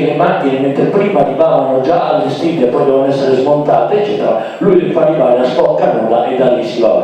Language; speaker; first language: Italian; native; Italian